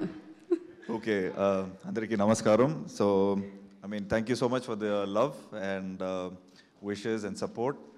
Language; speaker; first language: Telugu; non-native, learner; Tamil